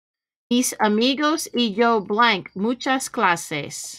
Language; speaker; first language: Spanish; non-native, fluent; English